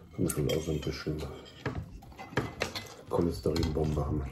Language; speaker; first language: German; native; German